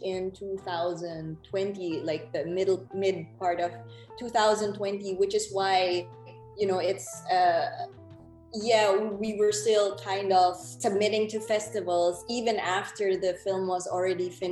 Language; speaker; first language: English; non-native, local second language; Filipino